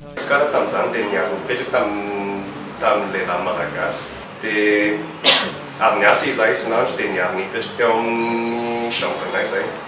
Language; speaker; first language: Malagasy; non-native, fluent; English